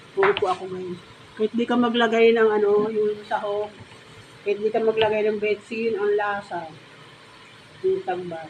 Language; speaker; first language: Filipino; non-native, local second language; Bikol